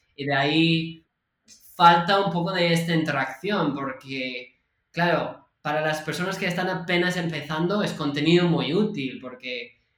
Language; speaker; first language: Spanish; non-native, fluent; English